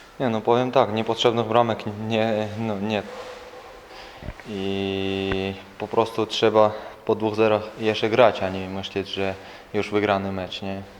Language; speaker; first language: Polish; non-native, learner; Georgian